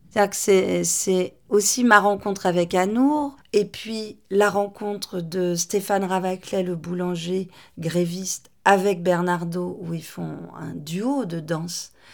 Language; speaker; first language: French; native; French